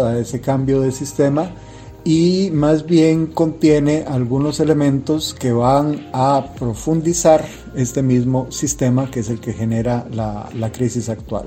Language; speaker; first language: Spanish; native; Spanish